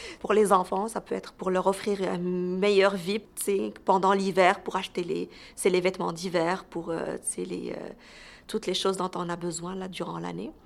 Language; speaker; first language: French; non-native, local second language; Arabic